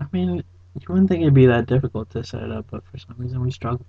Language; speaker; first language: English; early bilingual, other home language; Spanish